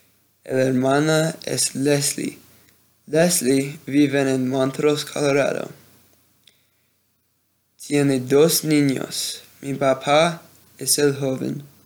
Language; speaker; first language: Spanish; non-native, learner; English